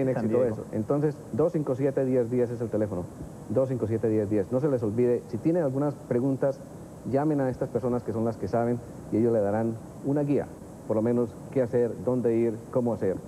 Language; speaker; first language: Spanish; native; Spanish